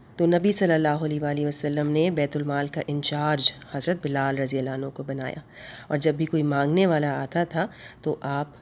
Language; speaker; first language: Urdu; native; Urdu